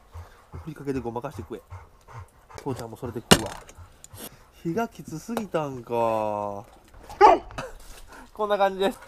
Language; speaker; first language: Japanese; native; Japanese